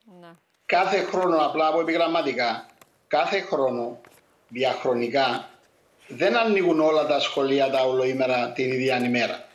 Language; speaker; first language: Greek; native; Greek